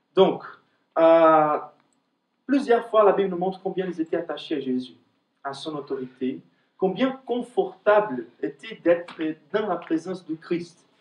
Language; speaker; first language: French; non-native, fluent; Portuguese